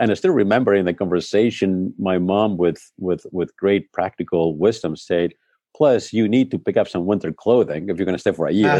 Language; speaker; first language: English; non-native, fluent; Spanish